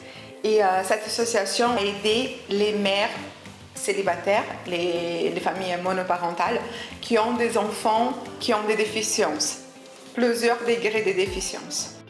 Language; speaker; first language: French; non-native, fluent; Portuguese